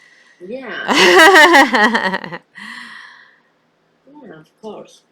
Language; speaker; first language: English; non-native, learner; Spanish